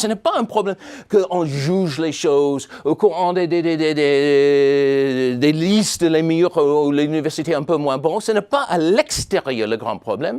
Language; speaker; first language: French; non-native, fluent; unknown